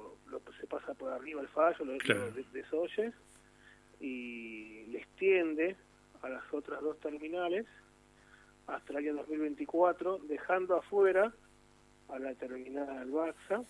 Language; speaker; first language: Spanish; native; Spanish